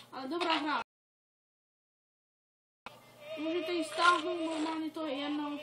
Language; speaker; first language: Czech; non-native, learner; Slovak